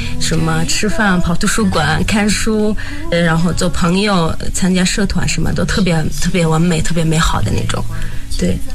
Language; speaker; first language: Chinese; non-native, learner; Arabic